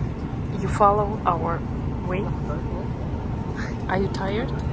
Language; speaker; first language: English; non-native, learner; Russian